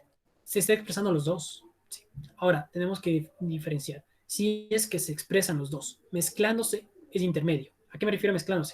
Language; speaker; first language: Spanish; native; Spanish